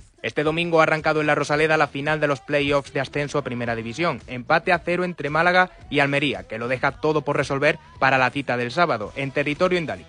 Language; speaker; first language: Spanish; native; Spanish